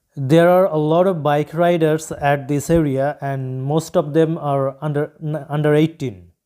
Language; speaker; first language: English; non-native, local second language; Bangla